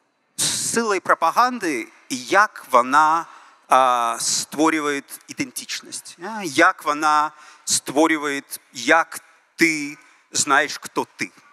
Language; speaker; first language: Ukrainian; early bilingual, heritage; Ukrainian